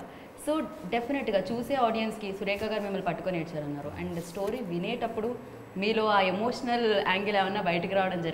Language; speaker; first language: Telugu; native; Telugu